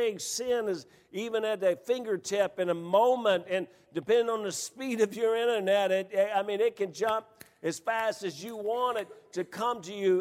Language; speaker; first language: English; native; English